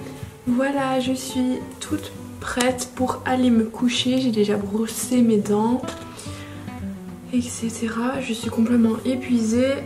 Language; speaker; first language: French; non-native, fluent; Finnish